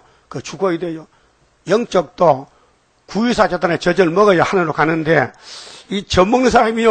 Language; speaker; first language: Korean; native; Korean